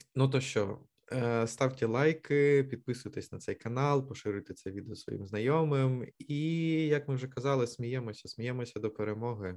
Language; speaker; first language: Ukrainian; native; Ukrainian